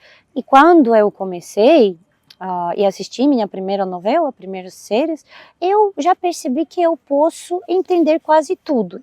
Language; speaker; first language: Portuguese; non-native, fluent; Russian